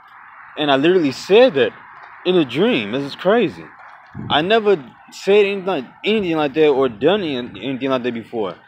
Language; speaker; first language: English; native; English